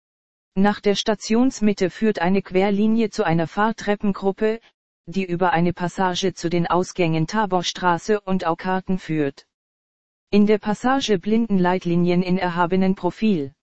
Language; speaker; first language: German; native; German